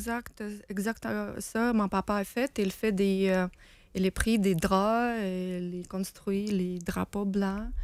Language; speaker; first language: French; non-native, learner; Ukrainian